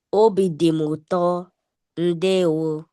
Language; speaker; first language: Igbo; early bilingual, heritage; English